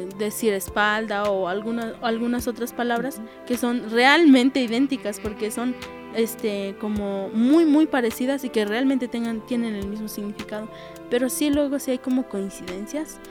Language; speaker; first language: Spanish; non-native, local second language; Tzotzil